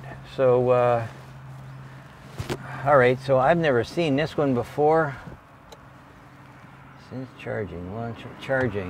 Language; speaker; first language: English; native; English